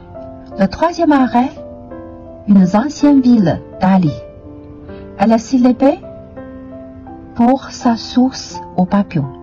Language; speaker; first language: French; non-native, fluent; Chinese